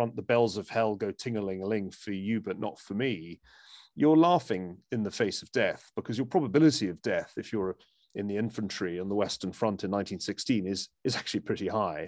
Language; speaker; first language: English; native; English